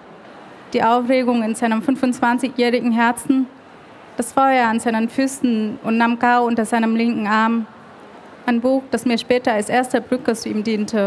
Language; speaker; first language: German; early bilingual, other home language; Vietnamese